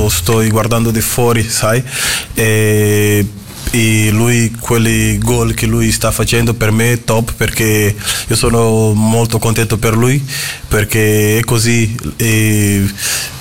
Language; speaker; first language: Italian; non-native, fluent; Portuguese